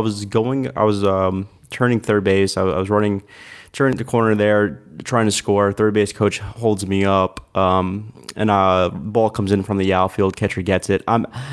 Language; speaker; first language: English; native; English